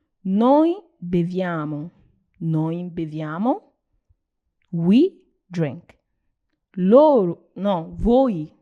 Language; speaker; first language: Italian; non-native, learner; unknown